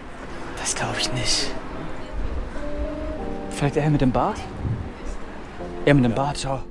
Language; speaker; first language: German; native; German